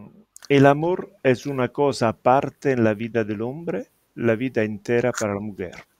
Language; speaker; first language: Spanish; non-native, fluent; Italian